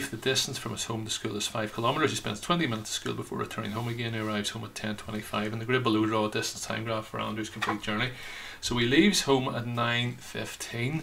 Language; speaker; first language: English; native; English